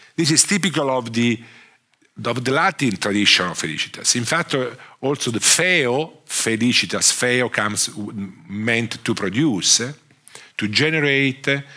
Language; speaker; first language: English; non-native, fluent; Italian